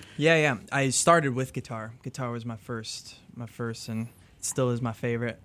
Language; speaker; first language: English; early bilingual, other home language; French